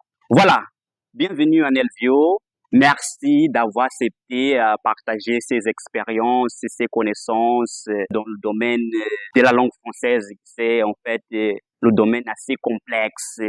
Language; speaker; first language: French; non-native, fluent; Portuguese